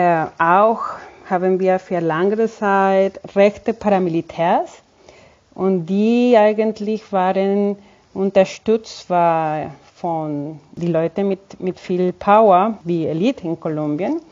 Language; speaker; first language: German; non-native, fluent; Spanish